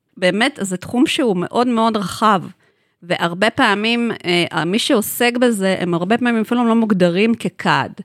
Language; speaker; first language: Hebrew; non-native, fluent; Russian